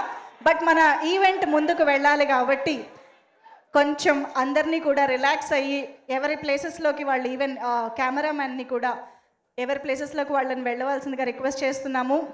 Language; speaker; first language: Telugu; native; Telugu